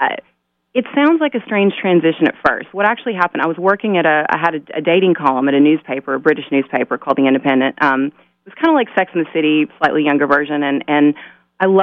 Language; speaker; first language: English; native; English